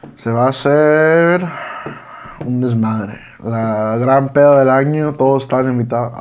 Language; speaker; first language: Spanish; early bilingual, heritage; Spanish